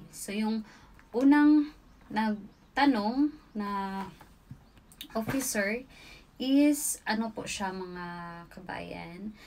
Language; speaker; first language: Filipino; native; Filipino